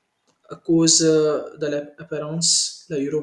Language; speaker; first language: French; non-native, learner; Hindi